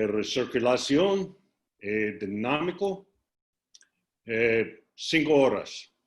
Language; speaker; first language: Spanish; non-native, learner; English